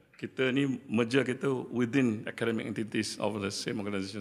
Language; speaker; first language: English; non-native, local second language; Malay